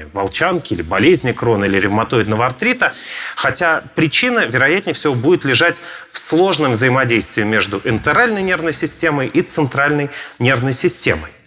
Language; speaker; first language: Russian; native; Russian